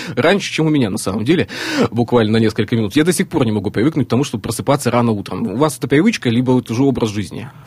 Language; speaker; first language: Russian; native; Russian